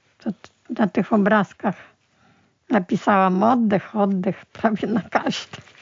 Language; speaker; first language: Polish; early bilingual, other home language; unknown